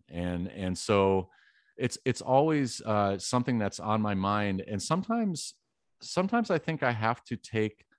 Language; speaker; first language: English; native; English